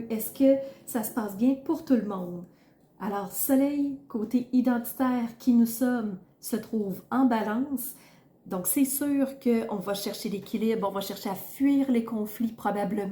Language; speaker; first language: French; native; French